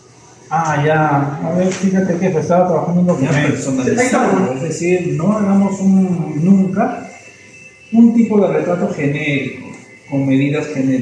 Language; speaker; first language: Spanish; native; Spanish